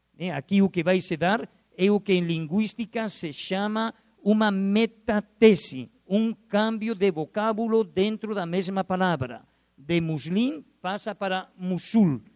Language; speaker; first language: Portuguese; non-native, fluent; Spanish